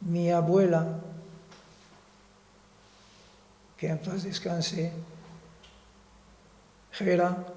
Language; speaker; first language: Spanish; non-native, fluent; Arabic